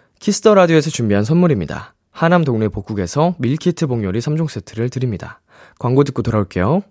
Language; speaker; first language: Korean; native; Korean